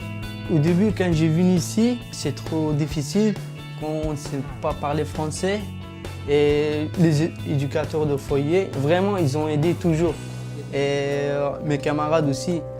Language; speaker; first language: French; non-native, learner; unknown